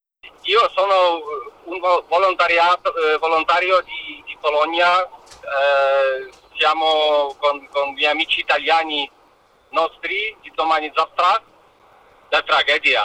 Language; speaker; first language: Italian; non-native, learner; Ukrainian